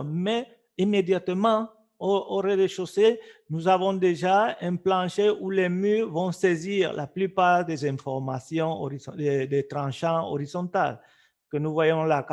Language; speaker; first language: French; non-native, fluent; Spanish